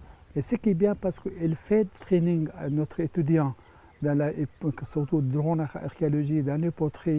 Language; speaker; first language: French; non-native, fluent; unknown